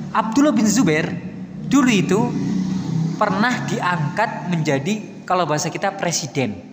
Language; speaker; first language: Indonesian; native; Indonesian